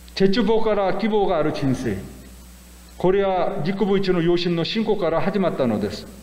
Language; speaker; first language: Japanese; non-native, fluent; Korean